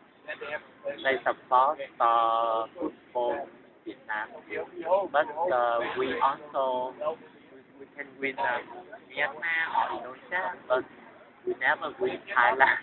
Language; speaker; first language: English; non-native, learner; Vietnamese